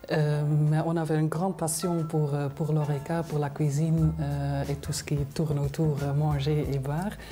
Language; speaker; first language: French; non-native, fluent; Dutch